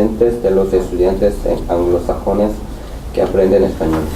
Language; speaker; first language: Spanish; non-native, learner; Korean